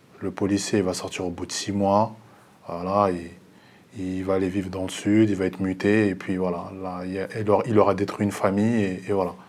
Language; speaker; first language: French; early bilingual, other home language; Lingala